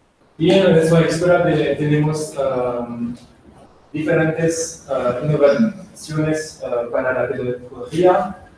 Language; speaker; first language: Spanish; non-native, learner; French